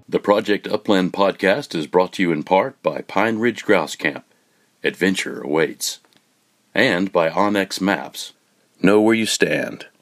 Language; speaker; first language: English; native; English